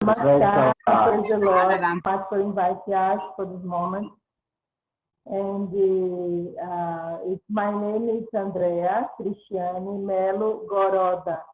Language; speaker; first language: English; non-native, learner; Portuguese